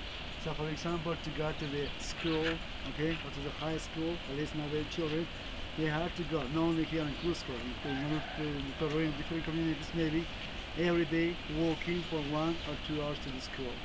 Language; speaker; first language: English; non-native, learner; Spanish